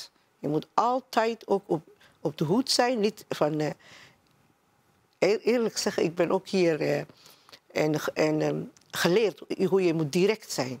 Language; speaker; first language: Dutch; non-native, learner; Somali